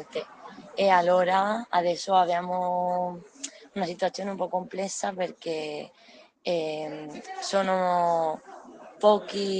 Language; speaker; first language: Italian; non-native, learner; Spanish